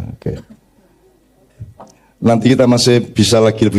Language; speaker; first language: Indonesian; native; Indonesian